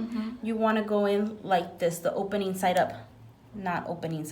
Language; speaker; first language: English; native; English